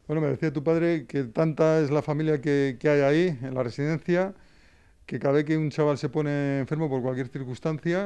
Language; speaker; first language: Spanish; native; Spanish